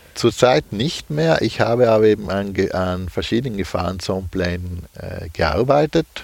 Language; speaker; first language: German; native; German